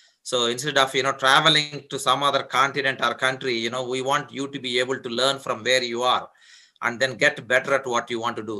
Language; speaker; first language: English; non-native, local second language; Telugu